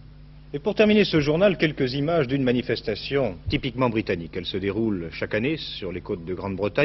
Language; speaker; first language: French; native; French